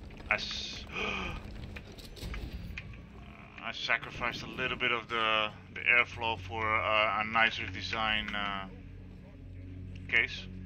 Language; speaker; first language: English; non-native, fluent; Dutch